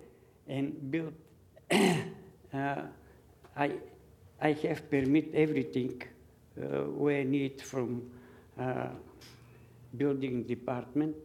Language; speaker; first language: English; non-native, learner; Bulgarian